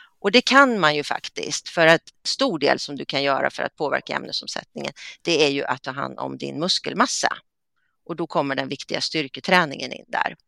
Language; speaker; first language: Swedish; native; Swedish